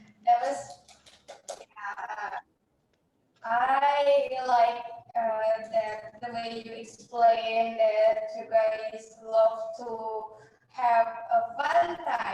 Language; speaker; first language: English; non-native, fluent; Indonesian